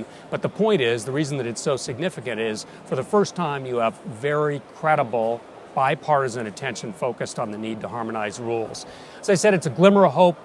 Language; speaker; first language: English; native; English